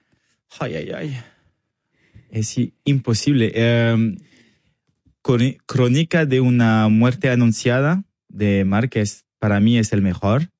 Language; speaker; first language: Spanish; non-native, learner; French